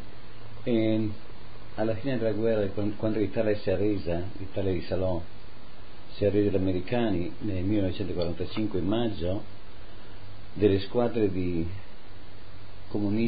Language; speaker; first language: Italian; native; Italian